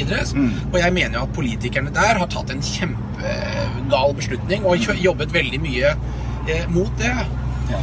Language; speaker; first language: Norwegian; native; Norwegian